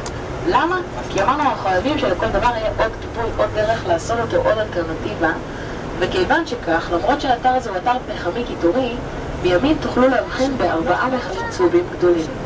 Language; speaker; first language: Hebrew; native; Hebrew